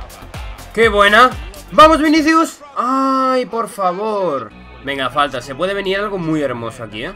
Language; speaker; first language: Spanish; native; Spanish